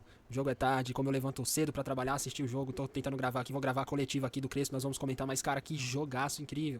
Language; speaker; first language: Portuguese; native; Portuguese